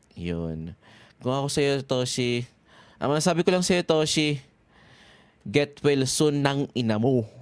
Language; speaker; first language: Filipino; native; Filipino